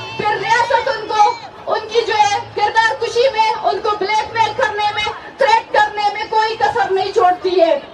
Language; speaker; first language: Urdu; non-native, local second language; Baluchi